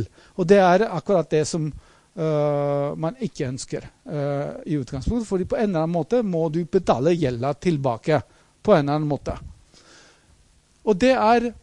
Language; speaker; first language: Norwegian; non-native, fluent; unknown